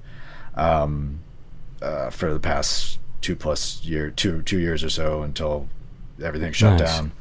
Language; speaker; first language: English; native; English